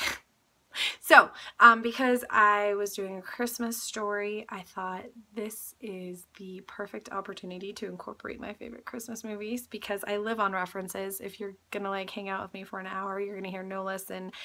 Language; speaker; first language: English; native; English